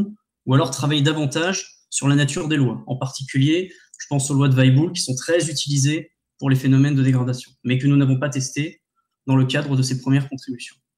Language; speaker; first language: French; native; French